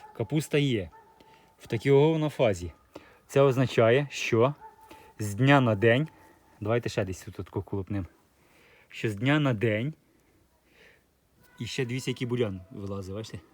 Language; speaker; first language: Ukrainian; native; Ukrainian